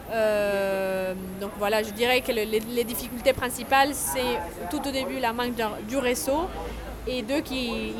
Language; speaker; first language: French; non-native, fluent; Spanish